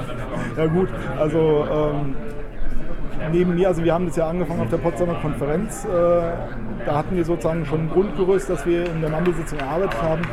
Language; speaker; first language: German; native; German